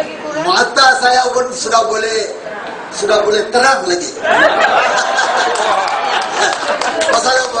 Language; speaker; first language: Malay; non-native, local second language; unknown